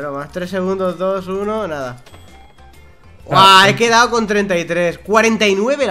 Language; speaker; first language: Spanish; native; Spanish